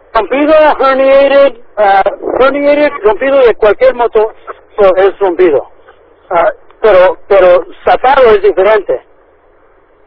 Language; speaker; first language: Spanish; early bilingual, heritage; Spanish